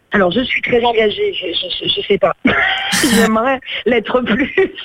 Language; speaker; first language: French; native; French